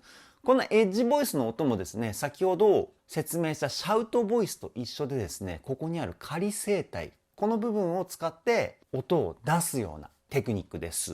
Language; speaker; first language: Japanese; native; Japanese